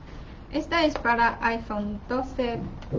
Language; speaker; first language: Spanish; non-native, learner; Chinese